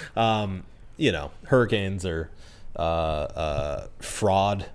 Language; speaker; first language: English; early bilingual, other home language; Spanish